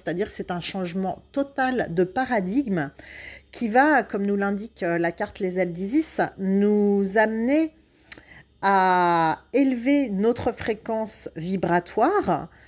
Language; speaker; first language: French; native; French